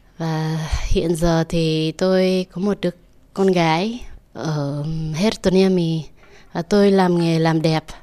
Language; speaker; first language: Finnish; early bilingual, other home language; Vietnamese